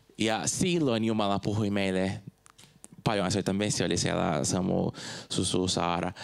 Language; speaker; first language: Finnish; non-native, fluent; Portuguese